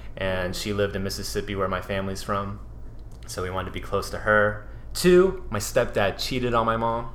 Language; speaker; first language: English; native; English